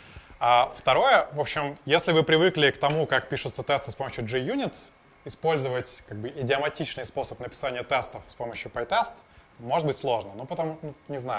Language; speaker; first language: Russian; native; Russian